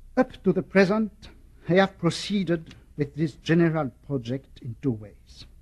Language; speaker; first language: English; non-native, fluent; French